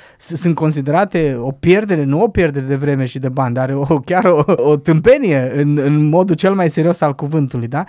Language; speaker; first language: Romanian; native; Romanian